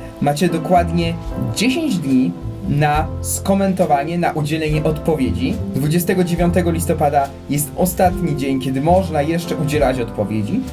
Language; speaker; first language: Polish; native; Polish